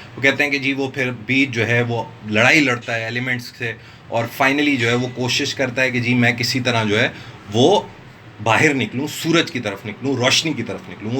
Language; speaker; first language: Urdu; non-native, local second language; Northern Hindko